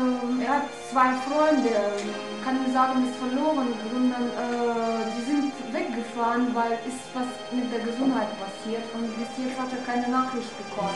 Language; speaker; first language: German; non-native, fluent; Russian